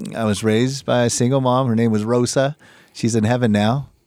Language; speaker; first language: English; native; English